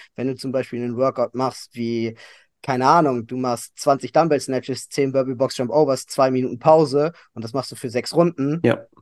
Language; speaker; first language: German; native; German